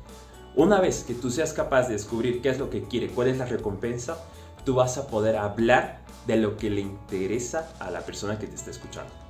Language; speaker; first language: Spanish; native; Spanish